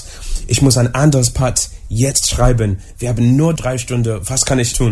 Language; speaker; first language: German; non-native, learner; English